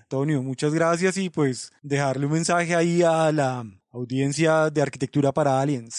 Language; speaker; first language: Spanish; native; Spanish